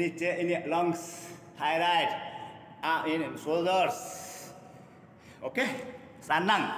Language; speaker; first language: Indonesian; non-native, learner; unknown